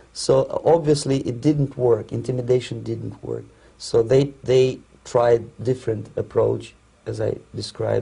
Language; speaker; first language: English; non-native, fluent; Russian